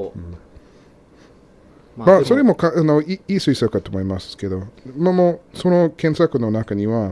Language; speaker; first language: Japanese; non-native, learner; English